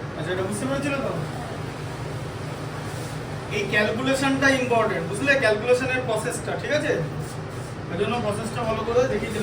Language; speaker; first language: Bangla; native; Bangla